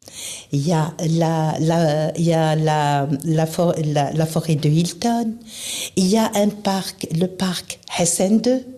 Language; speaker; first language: French; non-native, local second language; Arabic